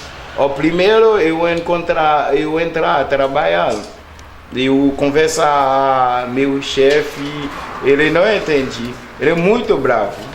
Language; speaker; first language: Portuguese; non-native, learner; Haitian Creole